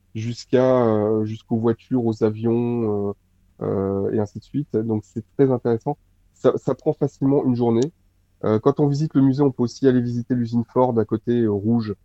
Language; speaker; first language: French; native; French